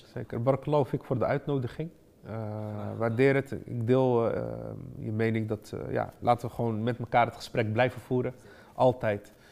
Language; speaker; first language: Dutch; early bilingual, other home language; Arabic